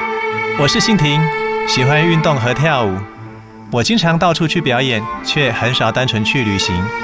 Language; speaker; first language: Chinese; native; Chinese